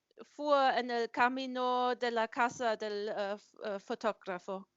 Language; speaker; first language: Spanish; non-native, learner; German